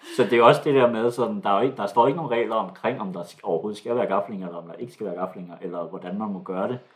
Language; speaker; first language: Danish; native; Danish